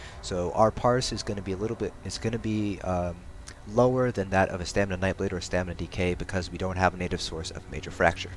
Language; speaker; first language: English; native; English